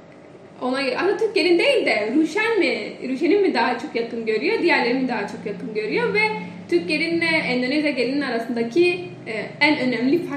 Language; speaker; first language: Turkish; non-native, fluent; Indonesian